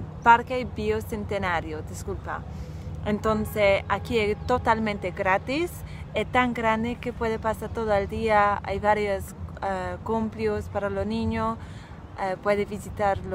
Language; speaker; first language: Spanish; non-native, fluent; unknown